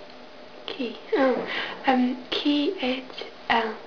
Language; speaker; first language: French; non-native, learner; English